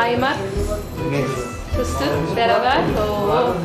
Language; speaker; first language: Turkish; non-native, fluent; Korean